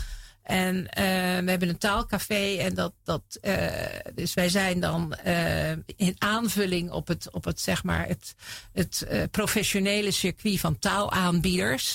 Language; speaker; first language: Dutch; native; Dutch